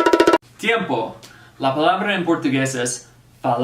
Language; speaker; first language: Spanish; non-native, fluent; English